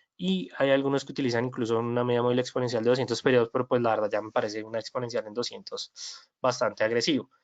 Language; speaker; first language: Spanish; native; Spanish